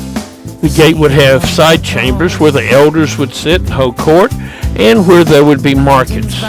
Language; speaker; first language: English; native; English